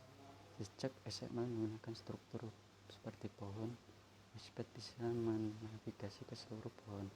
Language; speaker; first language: Indonesian; native; Indonesian